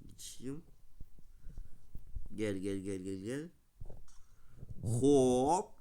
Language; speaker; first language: Turkish; non-native, learner; Russian